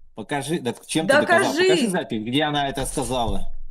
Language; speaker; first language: Russian; native; Russian